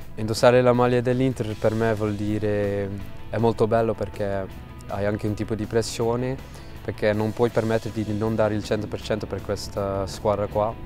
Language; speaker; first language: Italian; non-native, fluent; Dutch